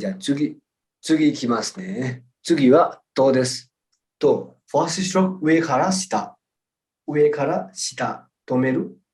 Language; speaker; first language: Japanese; non-native, fluent; Nepali